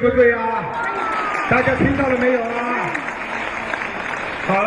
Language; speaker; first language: Chinese; native; Chinese